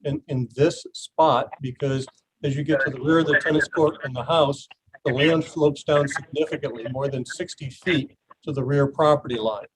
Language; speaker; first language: English; native; English